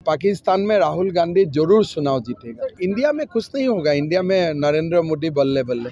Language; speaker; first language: Hindi; non-native, local second language; Assamese